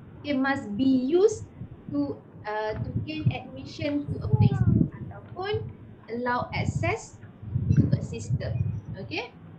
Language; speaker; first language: English; non-native, local second language; Malay